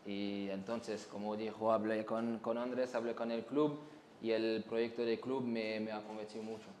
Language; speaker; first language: Spanish; non-native, fluent; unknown